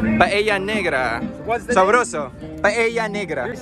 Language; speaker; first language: Spanish; non-native, learner; Filipino